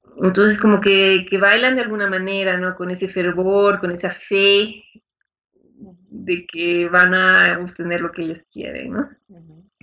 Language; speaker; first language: Spanish; native; Spanish